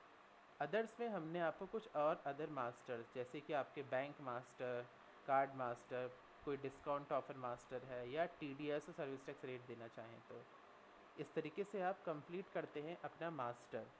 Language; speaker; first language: Hindi; native; Hindi